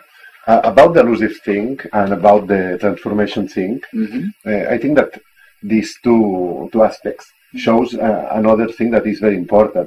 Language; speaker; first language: English; non-native, learner; Italian